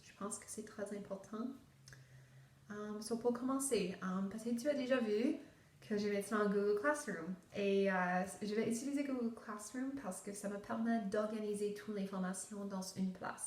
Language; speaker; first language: French; non-native, local second language; English